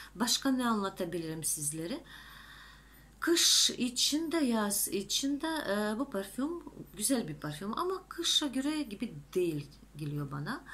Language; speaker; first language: Turkish; non-native, fluent; Russian